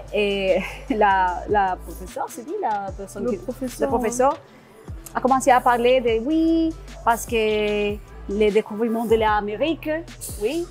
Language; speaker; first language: French; non-native, learner; Spanish